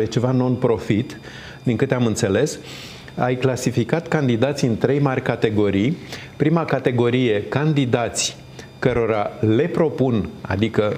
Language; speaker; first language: Romanian; native; Romanian